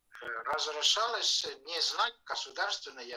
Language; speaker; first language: Russian; non-native, fluent; Estonian